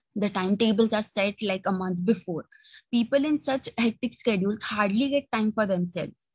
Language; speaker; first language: English; non-native, local second language; Marathi